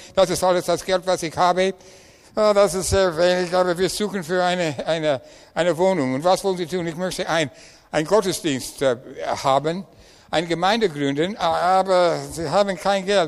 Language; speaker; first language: German; non-native, learner; English